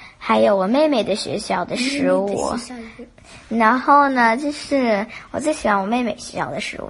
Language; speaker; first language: Chinese; early bilingual, heritage; Chinese